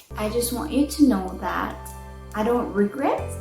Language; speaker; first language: English; non-native, fluent; Korean